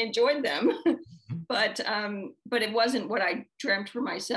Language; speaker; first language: English; native; English